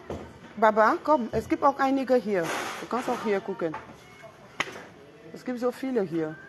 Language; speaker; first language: German; non-native, fluent; French